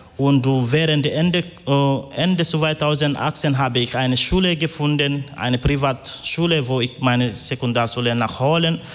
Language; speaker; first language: German; non-native, fluent; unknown